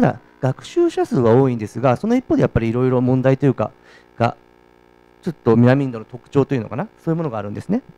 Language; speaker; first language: Japanese; native; Japanese